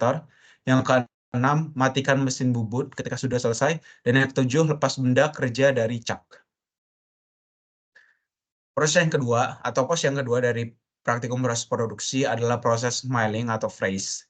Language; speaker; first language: Indonesian; native; Indonesian